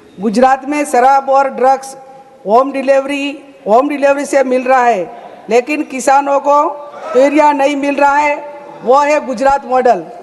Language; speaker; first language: Hindi; non-native, local second language; Gujarati